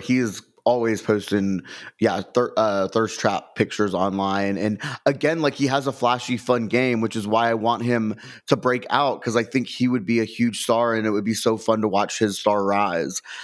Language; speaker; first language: English; native; English